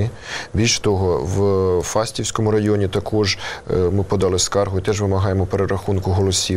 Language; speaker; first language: Ukrainian; native; Ukrainian